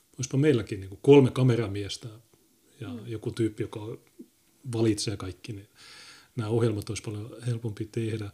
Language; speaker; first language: Finnish; native; Finnish